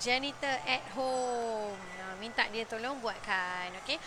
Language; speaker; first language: English; non-native, local second language; Malay